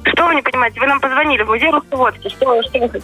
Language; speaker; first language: Russian; native; Russian